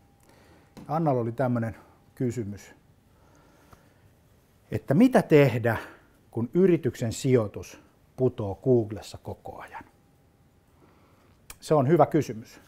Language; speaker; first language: Finnish; native; Finnish